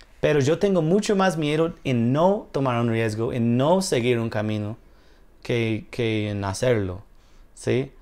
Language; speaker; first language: Spanish; non-native, fluent; English